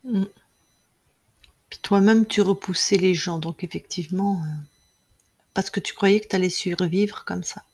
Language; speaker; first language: French; native; French